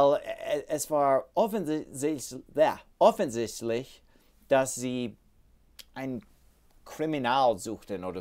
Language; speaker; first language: German; non-native, learner; English